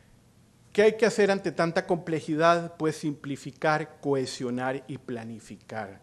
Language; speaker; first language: Spanish; native; Spanish